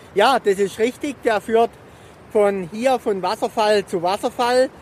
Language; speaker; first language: German; native; German